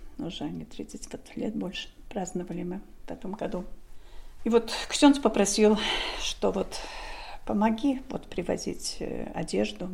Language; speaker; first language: Russian; non-native, local second language; Polish